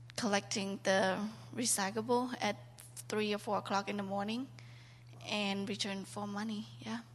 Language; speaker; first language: English; non-native, learner; Khmer